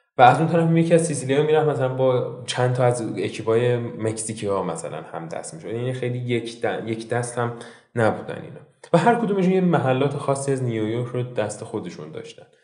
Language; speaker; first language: Persian; native; Persian